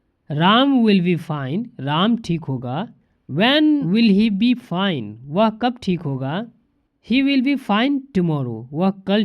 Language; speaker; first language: Hindi; native; Hindi